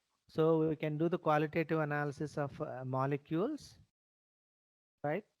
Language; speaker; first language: English; non-native, local second language; Telugu